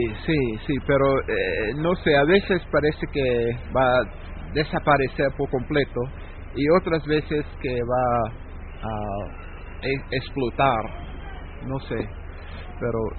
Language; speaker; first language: Spanish; non-native, fluent; English